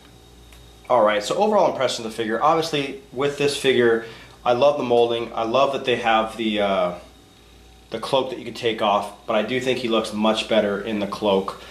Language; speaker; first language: English; native; English